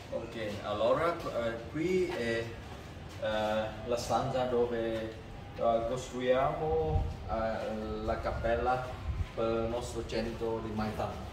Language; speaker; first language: Italian; non-native, fluent; Vietnamese